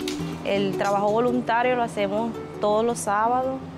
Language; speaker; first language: Spanish; native; Spanish